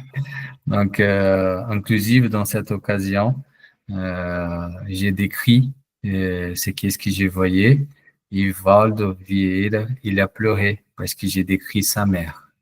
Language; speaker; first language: French; non-native, fluent; Portuguese